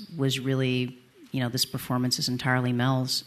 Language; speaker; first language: English; early bilingual, other home language; French